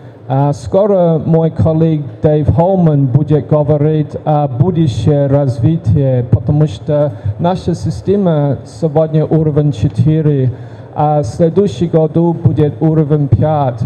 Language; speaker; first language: Russian; non-native, learner; English